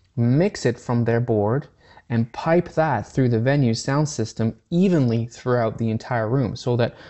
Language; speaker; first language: English; native; English